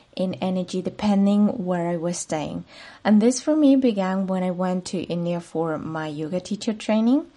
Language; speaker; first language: English; non-native, fluent; Spanish